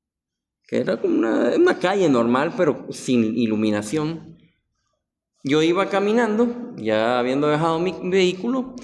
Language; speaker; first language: Spanish; native; Spanish